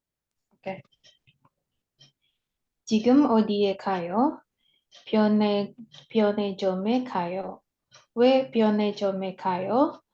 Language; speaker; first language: Korean; non-native, learner; Indonesian